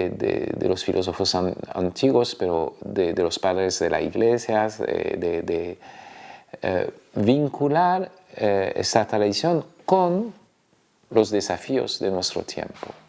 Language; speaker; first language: Spanish; non-native, fluent; French